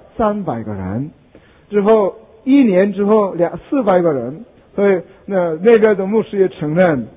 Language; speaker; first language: Chinese; non-native, fluent; Korean